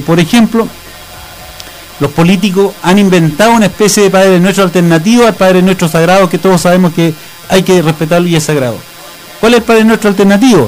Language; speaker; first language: Spanish; native; Spanish